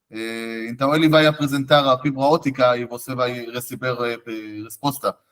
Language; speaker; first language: Portuguese; non-native, fluent; Hebrew